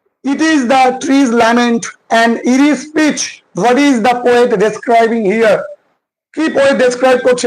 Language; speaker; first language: English; non-native, local second language; Bangla